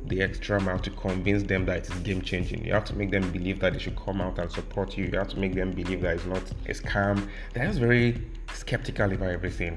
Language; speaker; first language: English; non-native, local second language; Yoruba